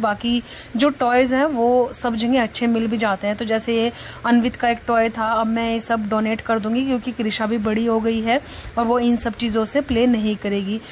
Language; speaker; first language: Hindi; native; Hindi